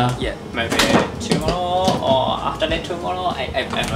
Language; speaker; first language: English; non-native, learner; Japanese